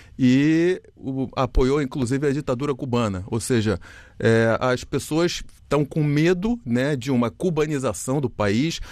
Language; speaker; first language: Portuguese; native; Portuguese